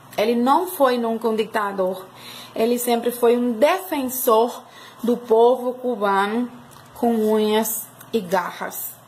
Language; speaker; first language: Portuguese; non-native, fluent; Spanish